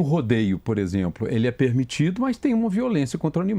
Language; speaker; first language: Portuguese; native; Portuguese